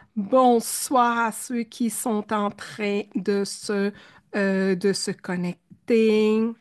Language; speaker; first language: French; early bilingual, other home language; Spanish